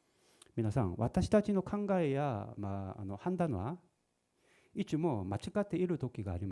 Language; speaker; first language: Japanese; non-native, fluent; Korean